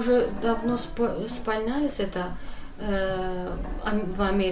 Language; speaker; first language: Russian; non-native, learner; Azerbaijani